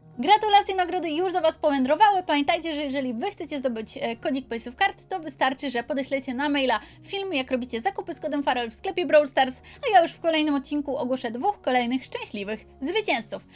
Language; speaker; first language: Polish; native; Polish